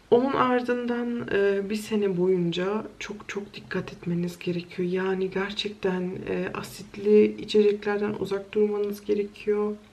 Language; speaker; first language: Turkish; early bilingual, heritage; Turkish